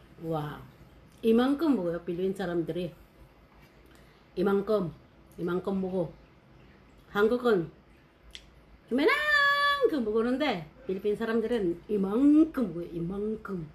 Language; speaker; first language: Korean; non-native, fluent; Iloko